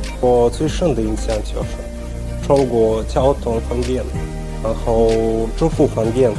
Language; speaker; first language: Chinese; non-native, fluent; Russian